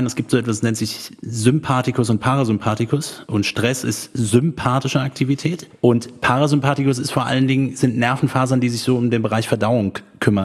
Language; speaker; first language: German; native; German